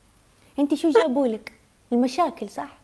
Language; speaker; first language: Arabic; native; Arabic